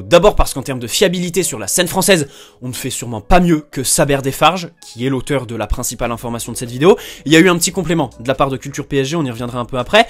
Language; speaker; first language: French; native; French